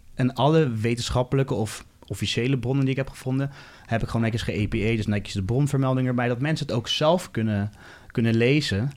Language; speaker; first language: Dutch; native; Dutch